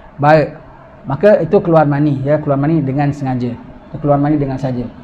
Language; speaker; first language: Malay; native; Malay